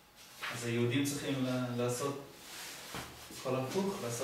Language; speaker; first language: Hebrew; non-native, fluent; English